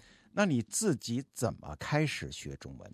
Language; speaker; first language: Chinese; native; Chinese